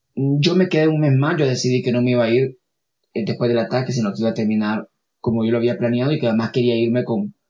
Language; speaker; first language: Spanish; native; Spanish